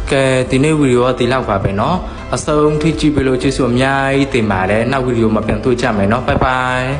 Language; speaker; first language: Burmese; non-native, local second language; Mon